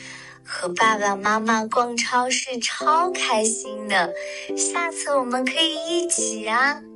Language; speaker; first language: Chinese; native; Chinese